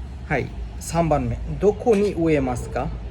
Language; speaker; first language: Japanese; non-native, learner; Bangla